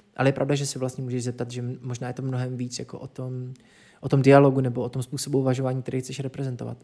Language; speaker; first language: Czech; native; Czech